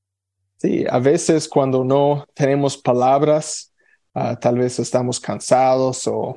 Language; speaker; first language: Spanish; non-native, fluent; English